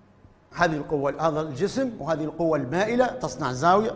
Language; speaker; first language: Arabic; native; Arabic